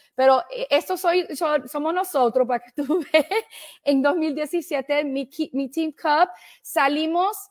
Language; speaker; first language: Spanish; early bilingual, heritage; Spanish